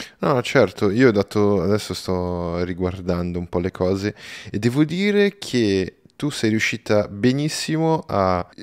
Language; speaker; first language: Italian; native; Italian